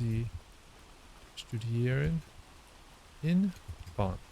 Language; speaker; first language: German; non-native, learner; English